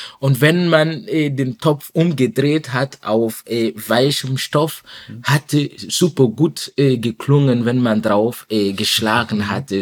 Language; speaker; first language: German; non-native, fluent; Mossi